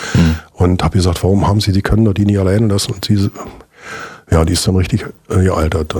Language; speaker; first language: German; native; German